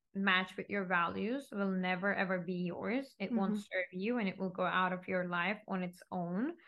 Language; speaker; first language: English; non-native, fluent; Turkish